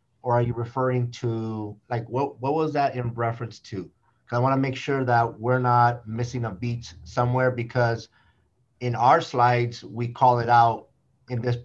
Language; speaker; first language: English; native; English